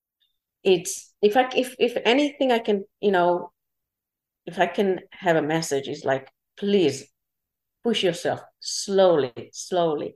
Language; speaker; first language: English; non-native, fluent; Hebrew